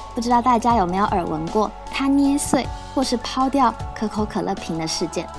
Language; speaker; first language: Chinese; native; Chinese